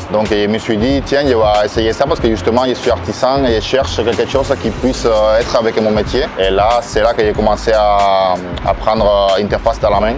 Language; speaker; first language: French; non-native, fluent; Spanish